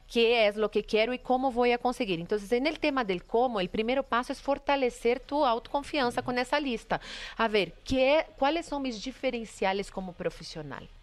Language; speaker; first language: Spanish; non-native, fluent; Portuguese